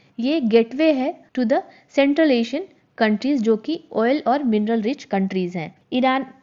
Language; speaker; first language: Hindi; native; Hindi